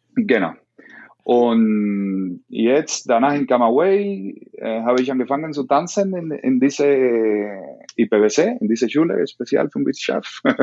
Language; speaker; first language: German; non-native, learner; Spanish